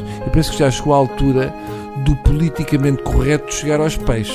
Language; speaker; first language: Portuguese; native; Portuguese